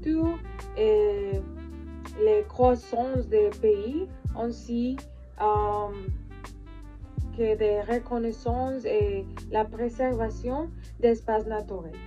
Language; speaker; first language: French; non-native, learner; Spanish